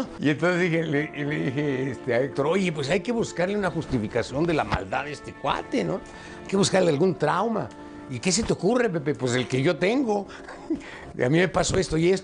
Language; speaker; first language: Spanish; native; Spanish